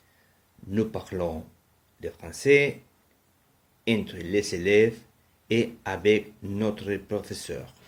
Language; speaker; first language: French; non-native, learner; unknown